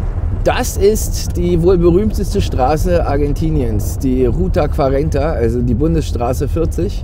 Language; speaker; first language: German; native; German